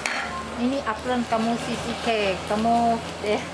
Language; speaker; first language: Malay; non-native, local second language; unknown